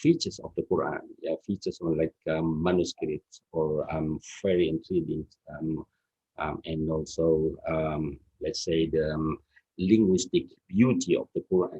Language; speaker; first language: English; non-native, fluent; Indonesian